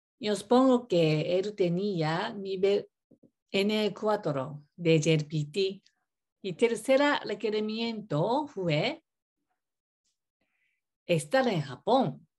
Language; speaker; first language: Spanish; non-native, learner; Japanese